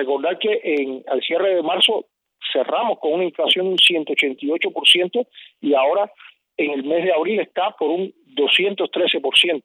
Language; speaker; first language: Spanish; native; Spanish